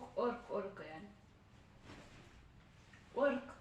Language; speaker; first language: Arabic; non-native, learner; Oromo